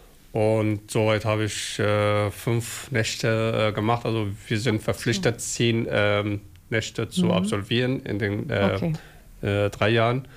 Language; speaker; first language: German; non-native, learner; Somali